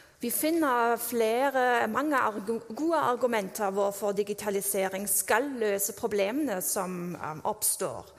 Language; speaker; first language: Norwegian; non-native, fluent; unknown